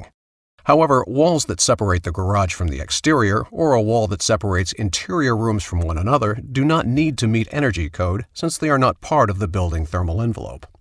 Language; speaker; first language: English; native; English